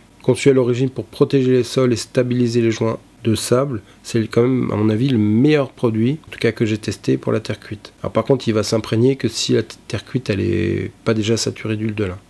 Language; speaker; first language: French; native; French